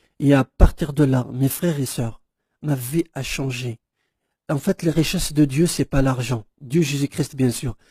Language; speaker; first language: French; non-native, local second language; Kabyle